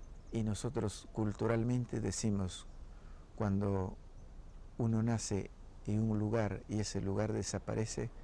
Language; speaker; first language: Spanish; non-native, local second language; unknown